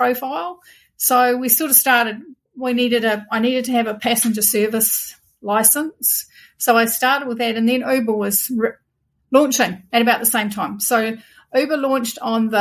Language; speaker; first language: English; native; English